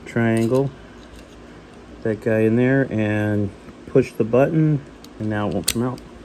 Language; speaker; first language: English; native; English